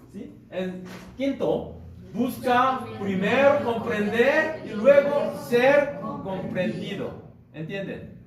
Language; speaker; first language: Spanish; non-native, learner; Korean